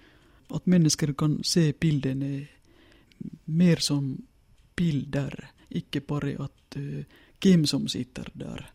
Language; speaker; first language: Norwegian; non-native, fluent; Finnish